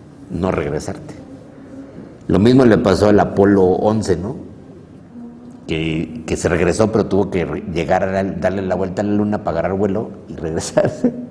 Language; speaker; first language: Spanish; native; Spanish